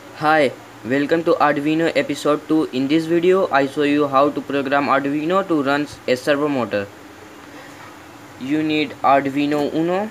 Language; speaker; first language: English; non-native, learner; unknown